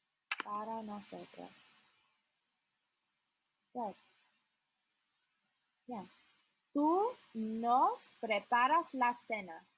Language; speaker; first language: Spanish; non-native, learner; English